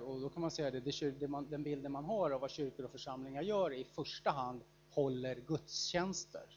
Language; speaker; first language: Swedish; native; Swedish